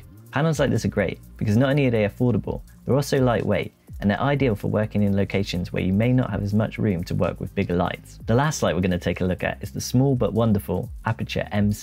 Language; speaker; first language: English; native; English